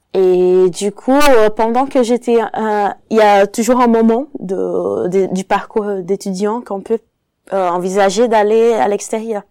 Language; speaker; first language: French; non-native, fluent; Portuguese